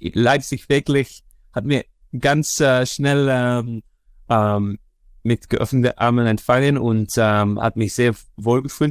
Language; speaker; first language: German; non-native, fluent; Dutch